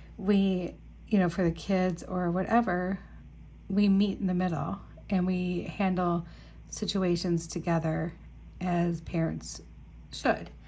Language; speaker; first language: English; native; English